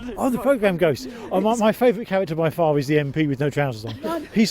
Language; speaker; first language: English; native; English